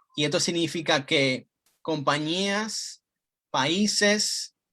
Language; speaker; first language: Spanish; early bilingual, heritage; Spanish